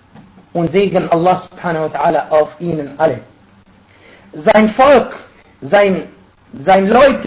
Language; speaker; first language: German; non-native, fluent; Arabic